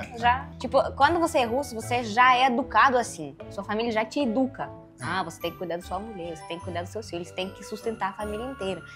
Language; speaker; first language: Portuguese; non-native, fluent; Russian